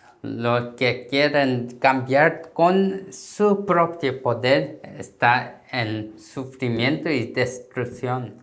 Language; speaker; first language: Spanish; non-native, learner; Korean